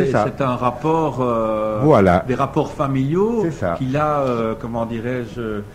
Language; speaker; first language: French; native; French